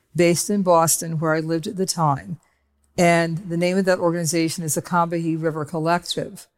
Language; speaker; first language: English; native; English